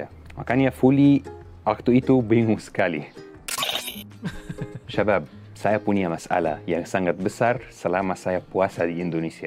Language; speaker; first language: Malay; non-native, fluent; Arabic